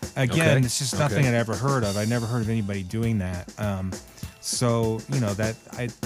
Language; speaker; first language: English; native; English